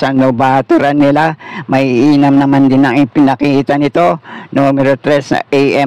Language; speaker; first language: Filipino; native; Filipino